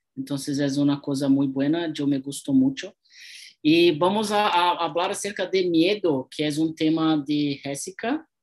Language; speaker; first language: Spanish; non-native, learner; Portuguese